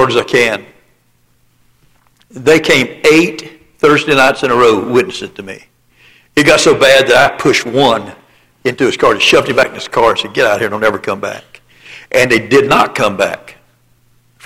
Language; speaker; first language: English; native; English